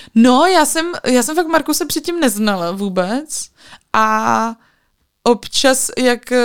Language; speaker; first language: Czech; native; Czech